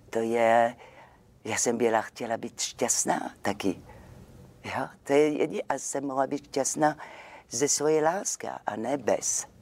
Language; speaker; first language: Czech; non-native, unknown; French